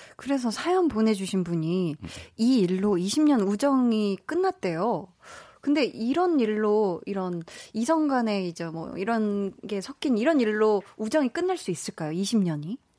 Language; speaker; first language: Korean; native; Korean